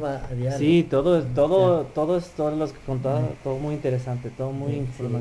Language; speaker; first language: Spanish; early bilingual, heritage; Spanish